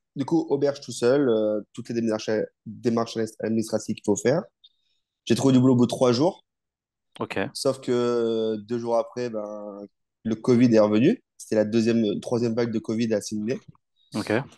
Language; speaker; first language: French; native; French